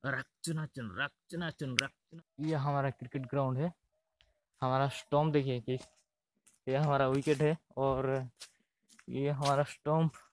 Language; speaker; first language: Hindi; non-native, local second language; Odia